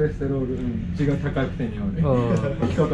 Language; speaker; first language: Japanese; native; Japanese